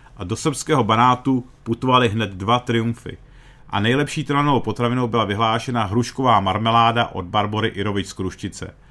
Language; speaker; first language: Czech; early bilingual, heritage; Czech